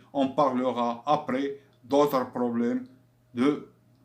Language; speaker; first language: French; non-native, fluent; Arabic